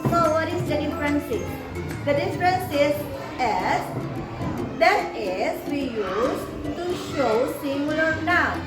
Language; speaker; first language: English; non-native, learner; Indonesian